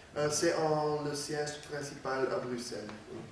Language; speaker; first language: French; non-native, learner; Dutch